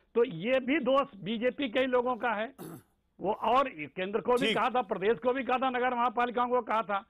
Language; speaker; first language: Hindi; native; Hindi